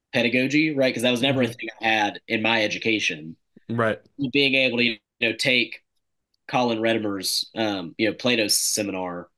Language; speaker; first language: English; native; English